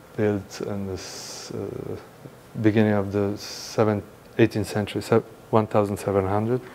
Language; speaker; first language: English; non-native, fluent; Italian